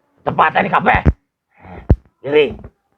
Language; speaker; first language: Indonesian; non-native, local second language; Javanese